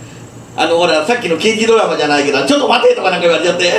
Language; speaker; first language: Japanese; native; Japanese